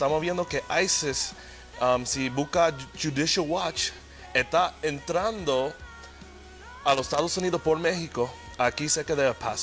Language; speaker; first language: Spanish; early bilingual, heritage; Spanish